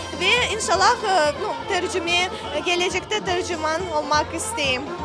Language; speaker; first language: Turkish; non-native, learner; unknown